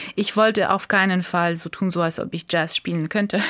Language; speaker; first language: German; non-native, fluent; Georgian